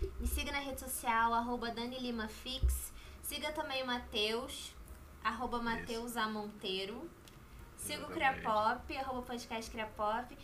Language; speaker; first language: Portuguese; native; Portuguese